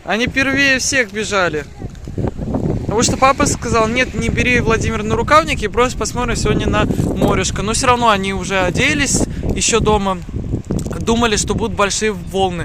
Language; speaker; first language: Russian; native; Russian